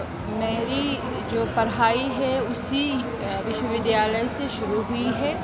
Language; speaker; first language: Hindi; non-native, fluent; Uzbek